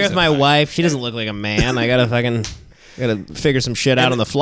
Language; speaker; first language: English; native; English